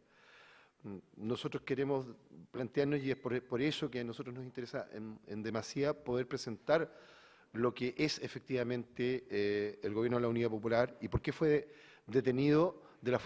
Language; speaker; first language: Spanish; native; Spanish